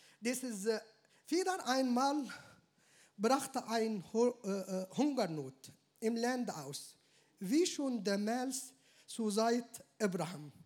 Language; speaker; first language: German; non-native, learner; Arabic